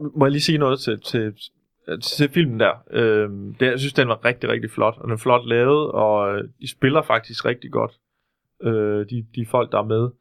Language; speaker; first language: Danish; native; Danish